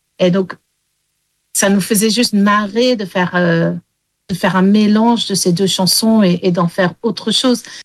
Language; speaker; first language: French; early bilingual, heritage; English